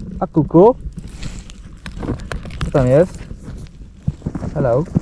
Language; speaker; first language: Polish; native; Polish